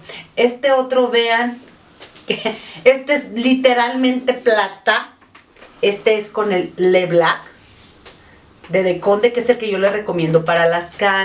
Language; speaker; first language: Spanish; native; Spanish